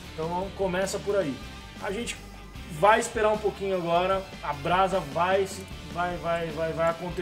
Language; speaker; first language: Portuguese; native; Portuguese